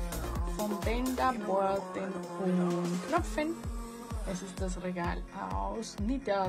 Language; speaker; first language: German; non-native, learner; Spanish